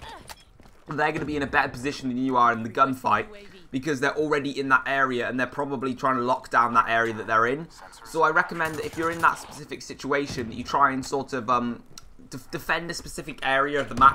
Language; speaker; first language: English; native; English